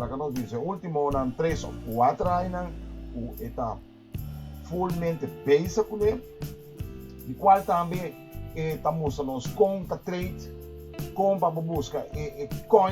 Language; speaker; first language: Portuguese; non-native, learner; Papiamento